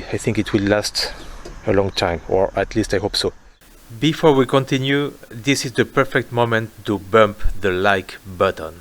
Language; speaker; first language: English; non-native, fluent; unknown